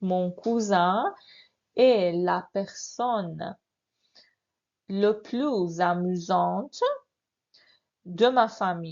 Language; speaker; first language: French; non-native, fluent; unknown